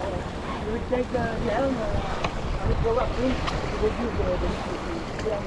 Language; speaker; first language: English; non-native, learner; French